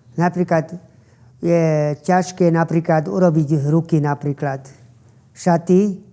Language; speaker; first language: Slovak; non-native, local second language; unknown